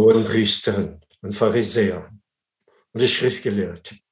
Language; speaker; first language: German; non-native, fluent; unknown